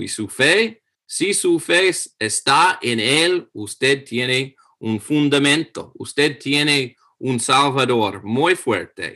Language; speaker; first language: Spanish; non-native, fluent; English